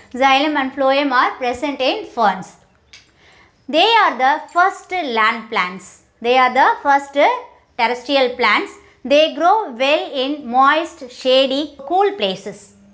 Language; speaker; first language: English; non-native, local second language; Tamil